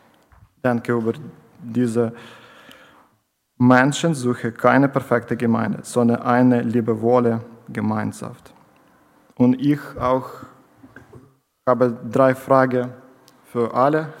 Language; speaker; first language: German; non-native, learner; Ukrainian